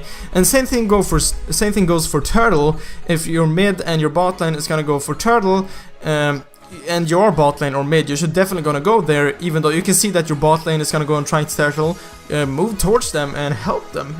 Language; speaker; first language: English; non-native, fluent; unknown